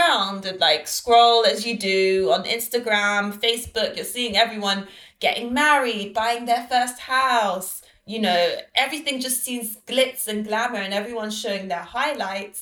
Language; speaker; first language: English; native; English